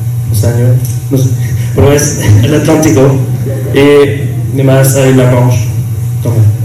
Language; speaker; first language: Spanish; non-native, learner; French